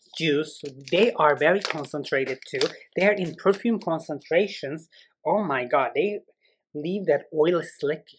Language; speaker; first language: English; non-native, fluent; Turkish